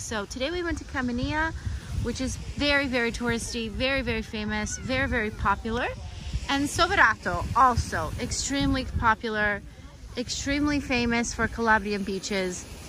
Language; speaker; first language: English; native; English